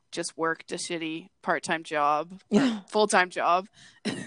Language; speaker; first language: English; native; English